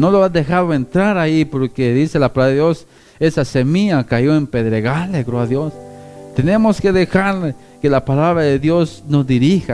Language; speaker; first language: Spanish; native; Spanish